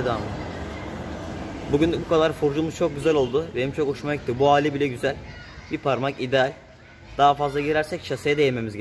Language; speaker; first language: Turkish; native; Turkish